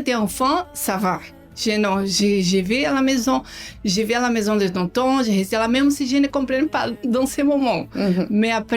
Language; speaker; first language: French; non-native, learner; Portuguese